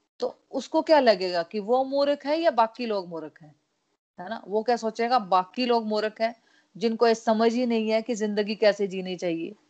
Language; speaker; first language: Hindi; non-native, local second language; Punjabi